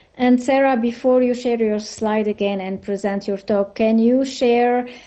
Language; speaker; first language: English; non-native, fluent; French